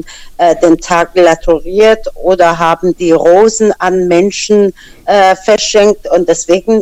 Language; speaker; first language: German; non-native, fluent; Persian